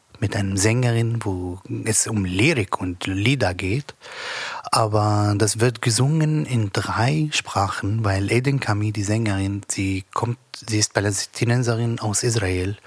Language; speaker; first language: German; non-native, learner; Arabic